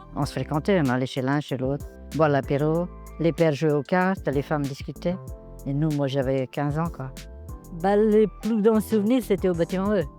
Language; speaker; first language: French; early bilingual, other home language; Portuguese